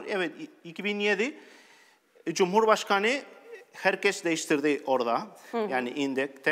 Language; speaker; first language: Turkish; non-native, learner; Spanish